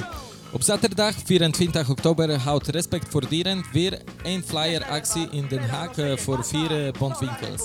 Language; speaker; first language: Dutch; non-native, fluent; Polish